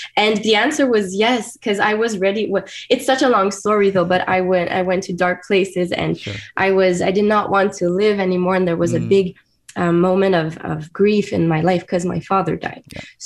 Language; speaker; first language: English; non-native, fluent; French